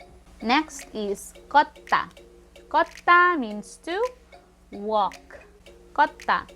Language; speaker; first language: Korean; non-native, fluent; Filipino